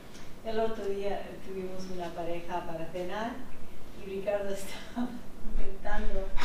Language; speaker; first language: Spanish; non-native, fluent; English